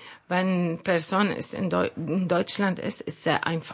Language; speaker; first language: German; non-native, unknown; Arabic